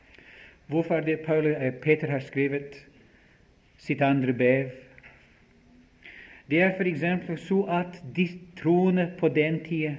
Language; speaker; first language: Swedish; non-native, fluent; English